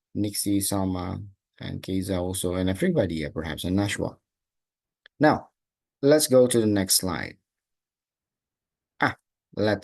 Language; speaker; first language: English; non-native, local second language; Indonesian